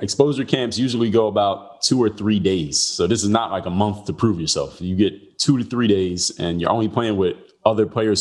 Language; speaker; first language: English; native; English